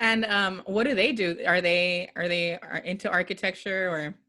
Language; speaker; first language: English; native; English